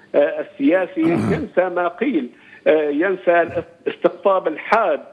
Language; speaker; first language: Arabic; non-native, fluent; Turkish